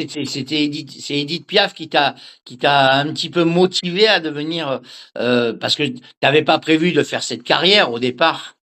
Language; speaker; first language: French; native; French